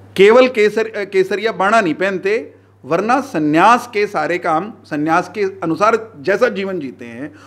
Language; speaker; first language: Hindi; native; Hindi